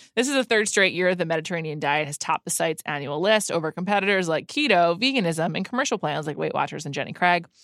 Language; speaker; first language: English; native; English